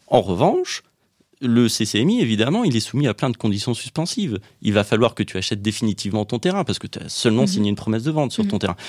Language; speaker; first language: French; native; French